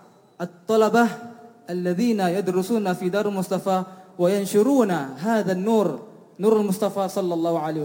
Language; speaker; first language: Arabic; non-native, learner; Indonesian